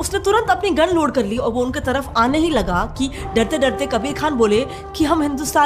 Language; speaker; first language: Hindi; native; Hindi